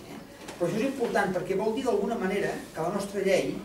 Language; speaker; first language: Catalan; native; Catalan